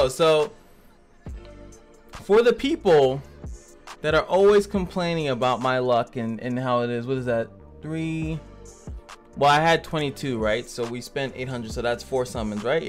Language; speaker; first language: English; native; English